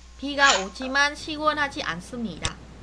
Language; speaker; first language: Korean; non-native, fluent; Vietnamese